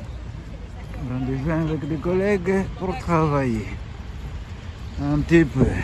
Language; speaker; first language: French; non-native, fluent; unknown